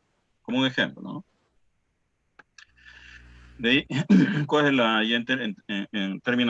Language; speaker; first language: Spanish; native; Spanish